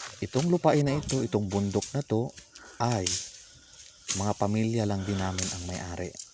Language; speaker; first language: Filipino; native; Filipino